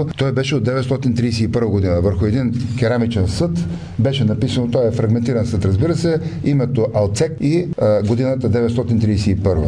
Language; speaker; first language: Bulgarian; native; Bulgarian